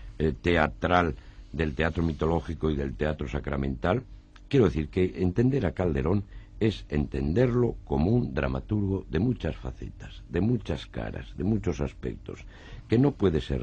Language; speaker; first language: Spanish; native; Spanish